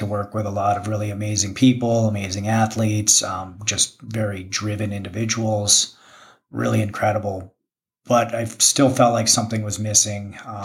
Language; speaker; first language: English; native; English